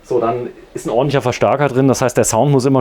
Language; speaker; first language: German; native; German